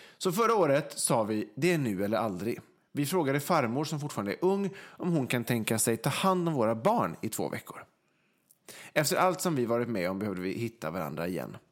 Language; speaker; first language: Swedish; native; Swedish